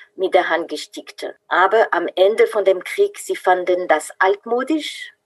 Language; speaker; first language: German; non-native, fluent; French